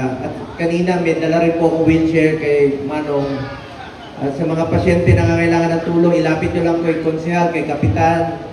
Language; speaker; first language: Filipino; non-native, local second language; Cebuano